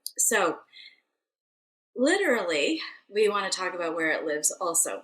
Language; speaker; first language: English; native; English